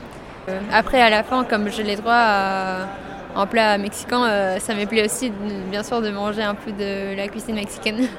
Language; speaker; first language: French; non-native, fluent; Spanish